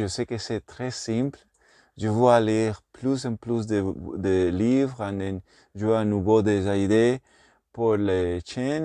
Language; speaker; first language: French; non-native, learner; Spanish